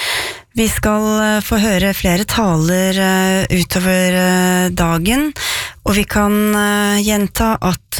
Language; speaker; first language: Norwegian; native; Norwegian